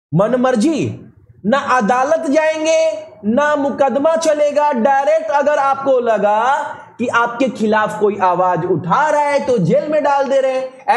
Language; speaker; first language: Hindi; native; Hindi